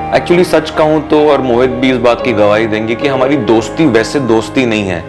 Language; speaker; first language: Hindi; native; Hindi